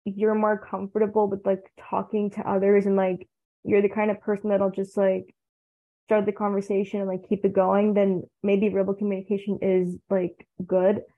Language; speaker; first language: English; early bilingual, other home language; Tamil